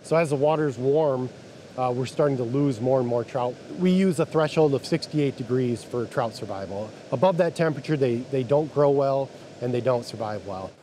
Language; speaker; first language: English; native; English